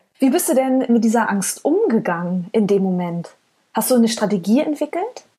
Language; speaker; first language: German; native; German